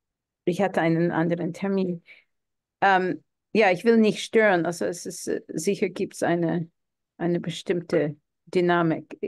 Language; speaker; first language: German; non-native, fluent; English